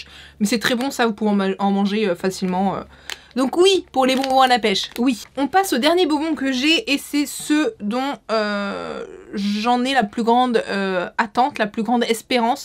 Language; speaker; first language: French; native; French